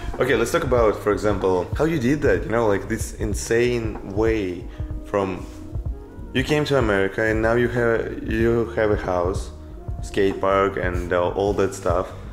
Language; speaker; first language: English; non-native, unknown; Russian